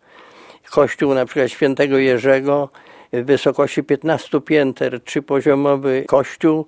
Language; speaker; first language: Polish; native; Polish